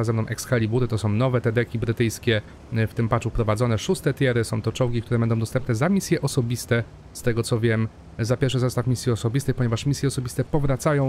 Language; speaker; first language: Polish; native; Polish